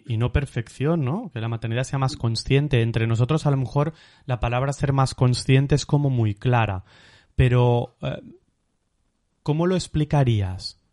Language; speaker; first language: Spanish; native; Spanish